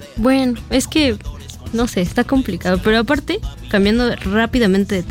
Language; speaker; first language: Spanish; native; Spanish